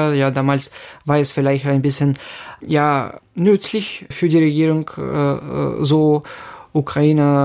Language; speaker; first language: German; non-native, fluent; Ukrainian